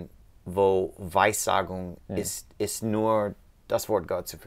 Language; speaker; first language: German; non-native, learner; English